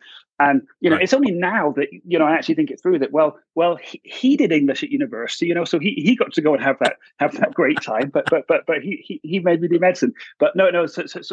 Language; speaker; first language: English; native; English